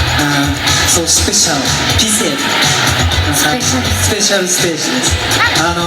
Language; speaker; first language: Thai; non-native, learner; Japanese